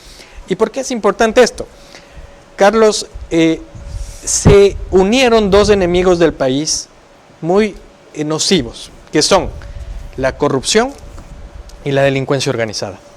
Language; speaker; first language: Spanish; native; Spanish